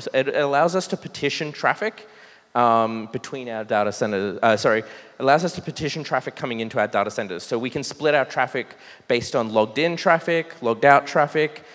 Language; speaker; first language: English; native; English